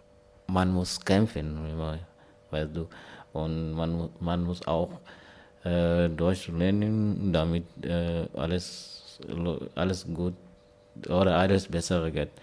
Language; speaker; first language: German; non-native, learner; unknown